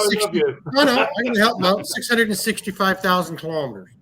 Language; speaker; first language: English; native; English